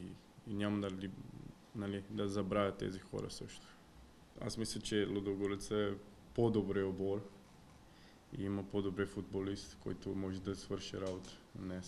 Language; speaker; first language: Bulgarian; non-native, learner; Portuguese